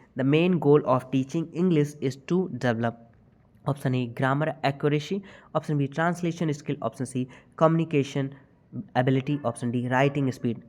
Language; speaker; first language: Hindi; native; Hindi